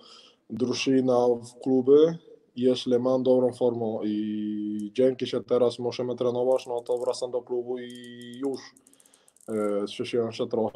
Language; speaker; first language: Polish; non-native, learner; Spanish